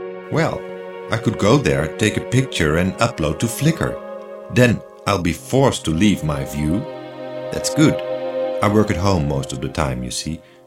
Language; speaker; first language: English; non-native, fluent; Dutch